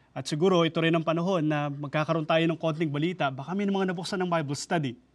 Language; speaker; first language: Filipino; native; Filipino